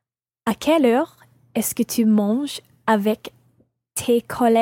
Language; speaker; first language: French; non-native, learner; English